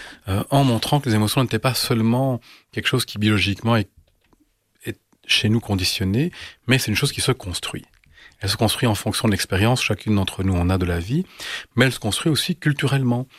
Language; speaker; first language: French; native; French